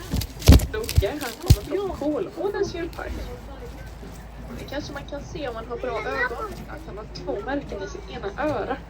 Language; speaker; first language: Swedish; native; Swedish